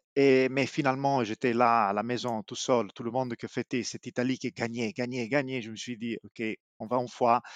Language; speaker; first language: French; non-native, fluent; Italian